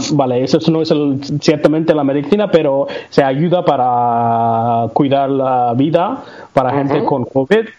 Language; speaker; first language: Spanish; non-native, learner; Tamil